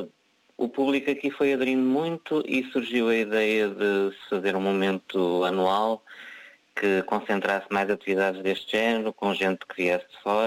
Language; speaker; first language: Portuguese; native; Portuguese